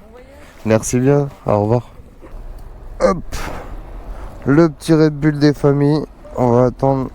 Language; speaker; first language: French; native; French